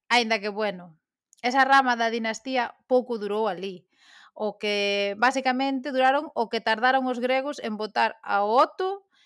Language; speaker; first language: Galician; native; Galician